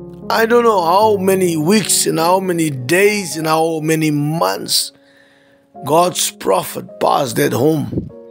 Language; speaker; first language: English; non-native, local second language; Afrikaans